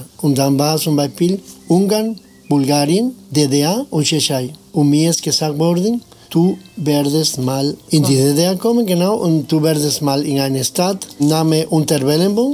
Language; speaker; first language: German; non-native, fluent; Spanish